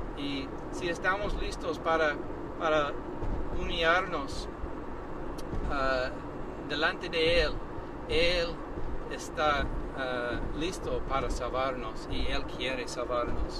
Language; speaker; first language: Spanish; non-native, learner; English